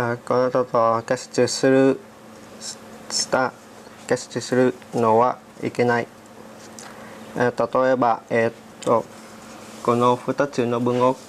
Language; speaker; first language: Japanese; non-native, learner; Vietnamese